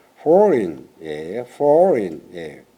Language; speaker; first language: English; non-native, learner; Korean